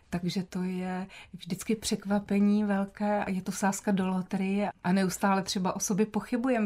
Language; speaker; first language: Czech; native; Czech